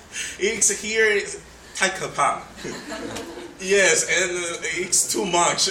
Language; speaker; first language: English; non-native, fluent; Spanish